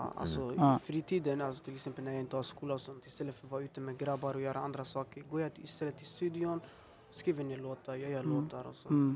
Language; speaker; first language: Swedish; early bilingual, other home language; Albanian